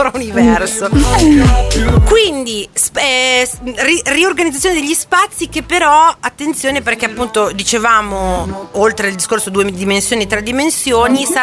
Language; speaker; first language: Italian; native; Italian